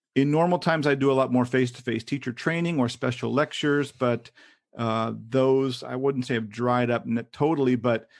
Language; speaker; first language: English; native; English